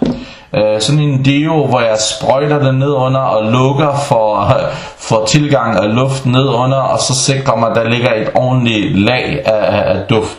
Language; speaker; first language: Danish; non-native, fluent; Arabic